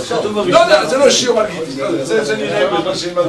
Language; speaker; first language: Hebrew; non-native, fluent; French